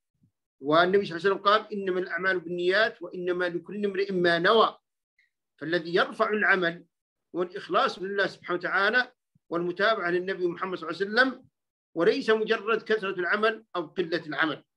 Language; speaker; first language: Arabic; native; Arabic